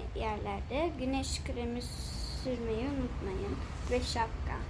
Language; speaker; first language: Turkish; early bilingual, heritage; Turkish